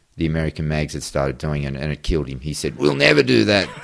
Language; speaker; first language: English; native; English